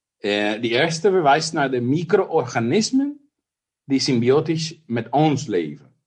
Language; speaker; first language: Dutch; non-native, fluent; Spanish